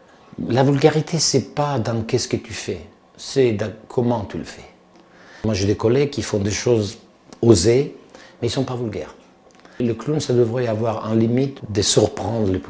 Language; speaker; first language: French; non-native, fluent; Italian